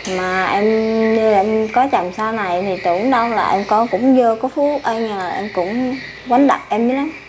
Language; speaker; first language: Vietnamese; early bilingual, heritage; Vietnamese